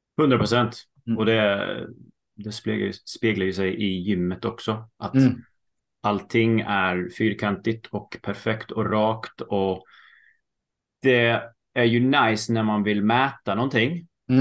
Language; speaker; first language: Swedish; early bilingual, heritage; Swedish